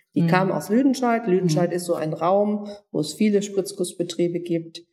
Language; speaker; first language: German; non-native, fluent; Turkish